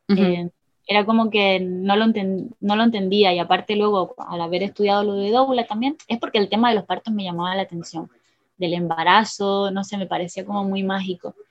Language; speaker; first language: Spanish; native; Spanish